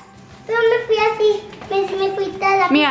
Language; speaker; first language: Spanish; early bilingual, heritage; Spanish